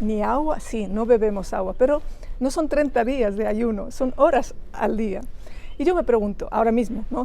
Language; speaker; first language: Spanish; early bilingual, other home language; Arabic